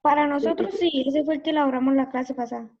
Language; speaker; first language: Spanish; native; Spanish